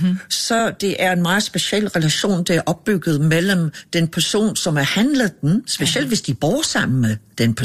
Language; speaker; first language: Danish; non-native, fluent; English